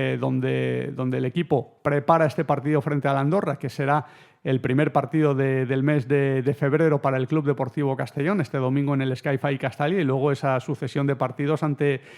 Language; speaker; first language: Spanish; native; Spanish